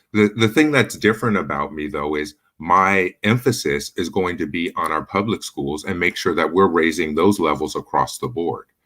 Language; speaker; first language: English; native; English